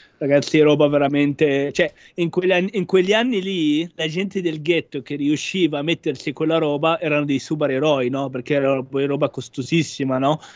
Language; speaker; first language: Italian; non-native, fluent; Arabic